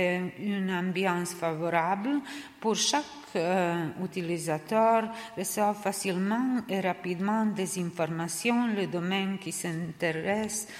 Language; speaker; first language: French; non-native, learner; Serbian